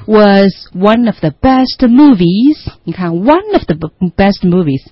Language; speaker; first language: English; non-native, fluent; Chinese